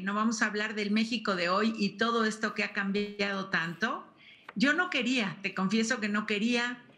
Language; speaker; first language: Spanish; native; Spanish